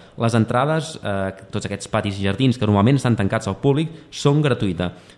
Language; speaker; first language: Catalan; native; Catalan